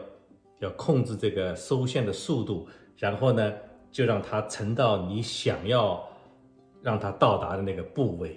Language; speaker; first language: Chinese; native; Chinese